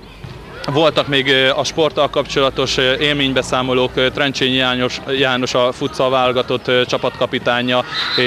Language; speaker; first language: Hungarian; native; Hungarian